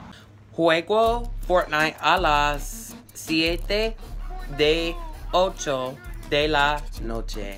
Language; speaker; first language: Spanish; non-native, learner; English